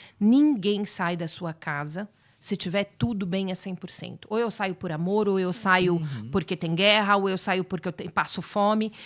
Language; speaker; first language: Portuguese; native; Portuguese